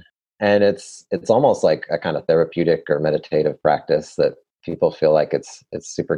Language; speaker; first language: English; native; English